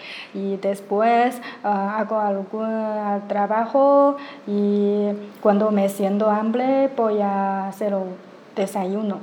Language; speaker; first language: Spanish; non-native, learner; Chinese